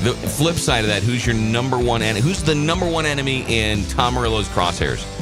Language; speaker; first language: English; native; English